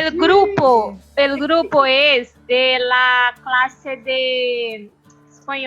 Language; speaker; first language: Spanish; non-native, learner; Portuguese